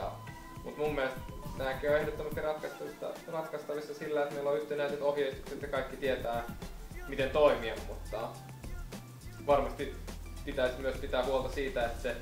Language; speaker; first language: Finnish; native; Finnish